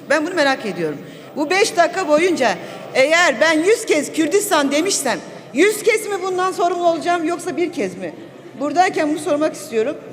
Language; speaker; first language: Turkish; non-native, local second language; Kurdish